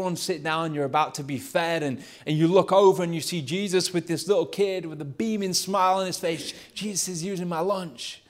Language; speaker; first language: English; native; English